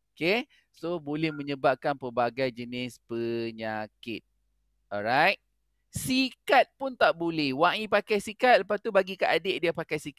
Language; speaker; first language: Malay; native; Malay